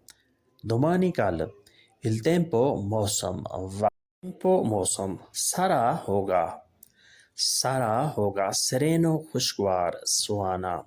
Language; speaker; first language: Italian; non-native, learner; Urdu